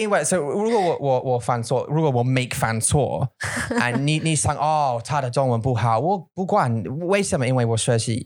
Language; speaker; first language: Chinese; non-native, learner; English